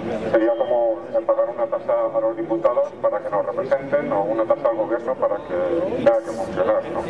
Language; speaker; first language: Spanish; native; Spanish